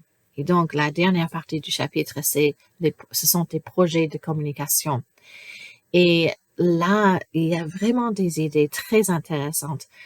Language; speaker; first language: French; non-native, fluent; English